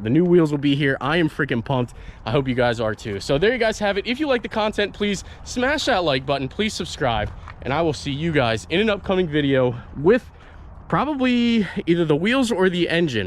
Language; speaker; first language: English; native; English